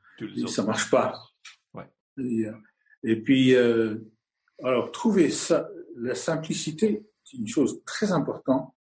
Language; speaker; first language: French; non-native, fluent; English